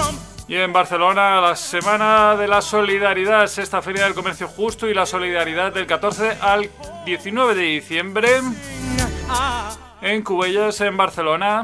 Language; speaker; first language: Spanish; native; Spanish